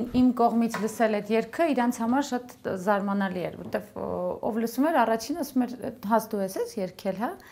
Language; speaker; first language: Armenian; early bilingual, heritage; Armenian